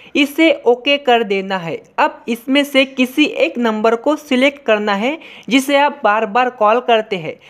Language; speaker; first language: Hindi; non-native, local second language; Marathi